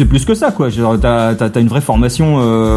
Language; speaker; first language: French; native; French